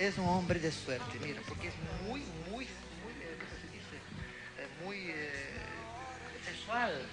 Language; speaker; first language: Spanish; non-native, learner; Portuguese